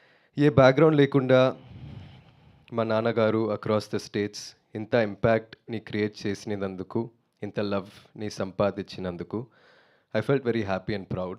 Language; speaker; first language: Telugu; non-native, learner; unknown